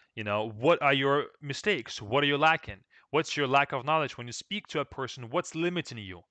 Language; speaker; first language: English; non-native, fluent; Russian